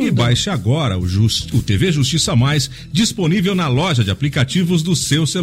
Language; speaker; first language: Portuguese; native; Portuguese